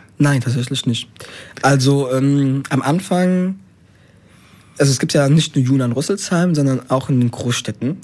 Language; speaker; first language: German; early bilingual, other home language; Spanish